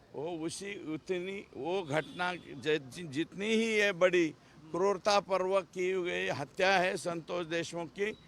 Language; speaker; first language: Hindi; non-native, local second language; Marathi